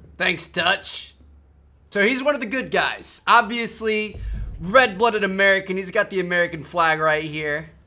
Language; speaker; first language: English; native; English